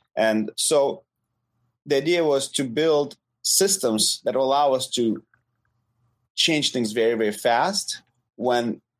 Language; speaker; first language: English; non-native, fluent; Ukrainian